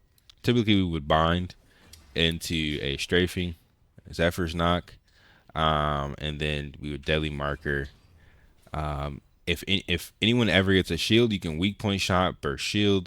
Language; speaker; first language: English; native; English